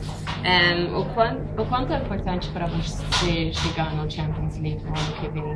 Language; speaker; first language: Portuguese; non-native, fluent; English